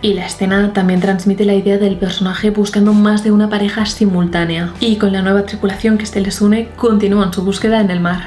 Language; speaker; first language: Spanish; native; Spanish